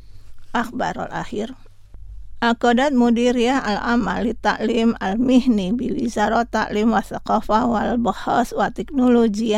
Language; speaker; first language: Arabic; non-native, fluent; Indonesian